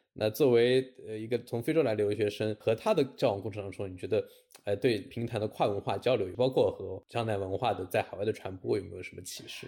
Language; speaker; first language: Chinese; native; Chinese